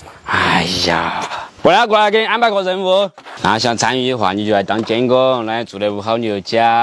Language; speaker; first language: Chinese; native; Chinese